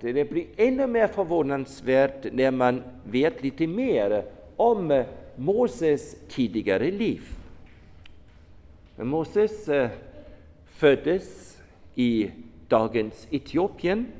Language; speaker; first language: Swedish; non-native, fluent; German